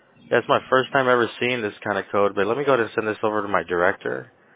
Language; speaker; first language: English; early bilingual, other home language; Spanish